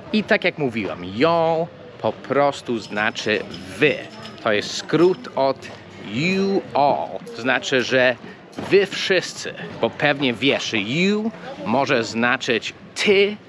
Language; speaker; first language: Polish; non-native, fluent; English